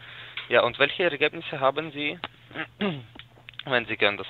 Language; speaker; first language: German; non-native, learner; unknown